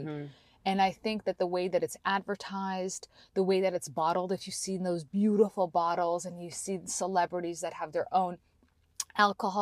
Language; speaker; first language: English; native; English